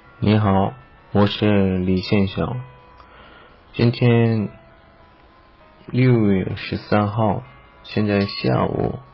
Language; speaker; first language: Chinese; non-native, learner; Korean